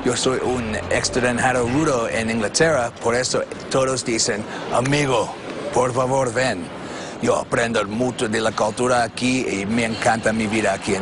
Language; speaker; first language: Spanish; non-native, learner; English